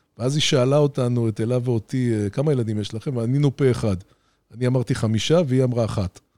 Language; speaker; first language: Hebrew; native; Hebrew